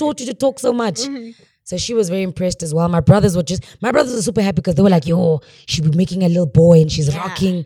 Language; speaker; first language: English; non-native, local second language; Xhosa